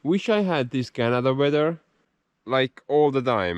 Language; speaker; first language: English; non-native, fluent; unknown